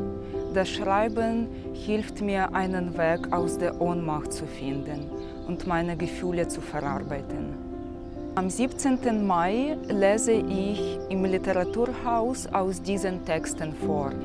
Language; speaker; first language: German; non-native, fluent; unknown